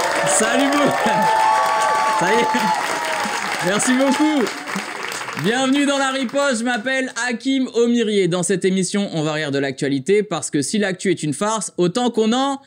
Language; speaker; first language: French; native; French